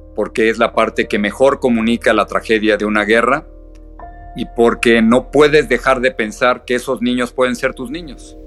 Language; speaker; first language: Spanish; native; Spanish